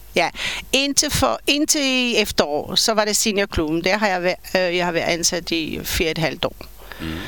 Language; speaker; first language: Danish; non-native, fluent; Hebrew